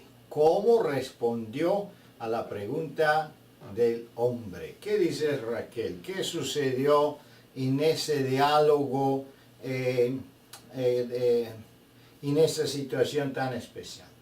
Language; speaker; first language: Spanish; non-native, fluent; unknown